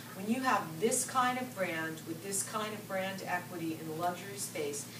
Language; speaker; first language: English; native; English